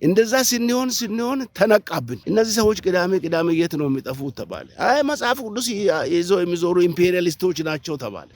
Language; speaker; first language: Amharic; non-native, local second language; Oromo